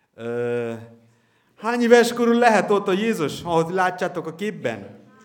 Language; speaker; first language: Hungarian; non-native, learner; Bangla